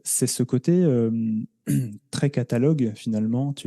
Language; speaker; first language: French; native; French